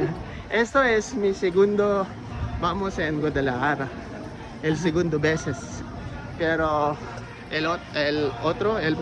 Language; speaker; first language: Spanish; non-native, learner; Filipino